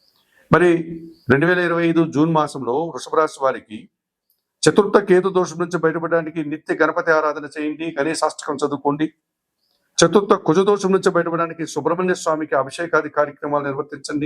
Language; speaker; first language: Telugu; native; Telugu